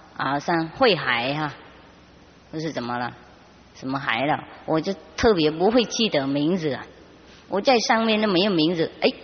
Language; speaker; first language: Chinese; non-native, fluent; Vietnamese